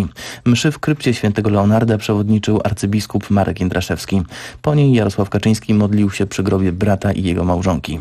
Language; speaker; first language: Polish; native; Polish